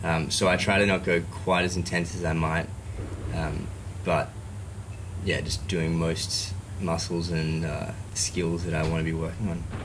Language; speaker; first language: English; native; English